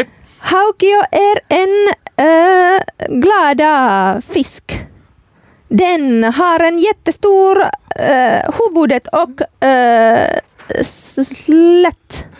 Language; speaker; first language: Swedish; non-native, local second language; Finnish